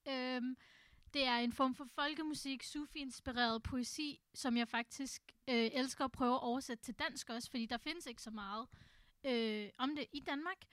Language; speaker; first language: Danish; early bilingual, other home language; Urdu